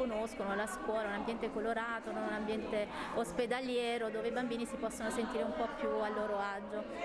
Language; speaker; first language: Italian; native; Italian